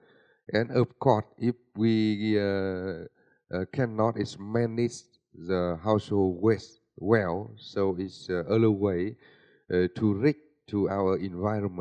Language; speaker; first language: English; non-native, learner; Vietnamese